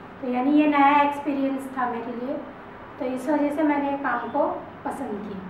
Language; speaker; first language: Hindi; native; Hindi